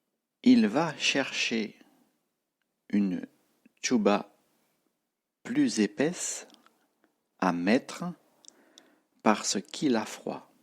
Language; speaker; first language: French; non-native, fluent; Tibetan